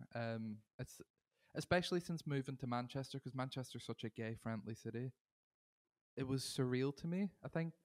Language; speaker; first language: English; native; English